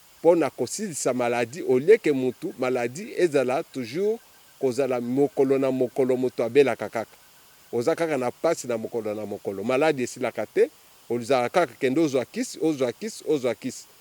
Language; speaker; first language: Lingala; non-native, local second language; Kongo